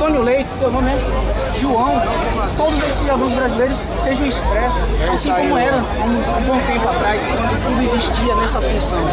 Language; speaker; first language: Portuguese; native; Portuguese